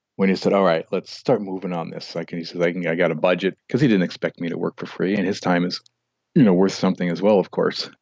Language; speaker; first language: English; native; English